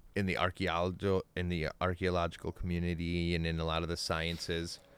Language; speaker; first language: English; native; English